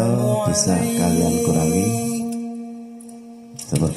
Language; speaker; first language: Indonesian; native; Indonesian